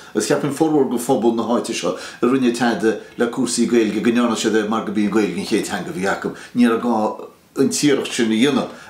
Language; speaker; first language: Irish; native; Irish